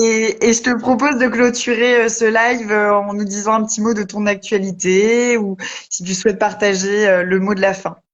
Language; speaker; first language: French; native; French